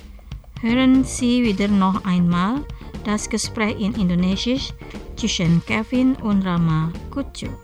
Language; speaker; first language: German; non-native, fluent; Indonesian